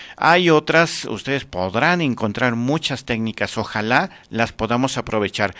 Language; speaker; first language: Spanish; native; Spanish